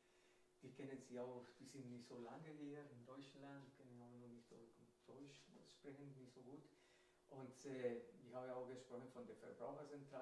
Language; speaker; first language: German; non-native, fluent; Spanish